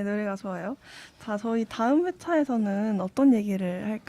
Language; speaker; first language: Korean; native; Korean